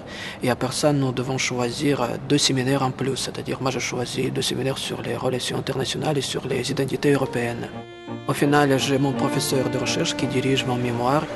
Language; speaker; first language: French; non-native, fluent; Russian